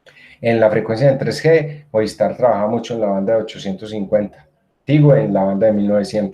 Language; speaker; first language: Spanish; native; Spanish